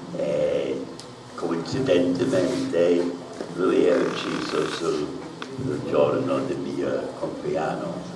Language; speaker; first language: Italian; non-native, learner; English